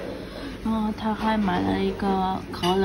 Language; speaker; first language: Chinese; non-native, fluent; Spanish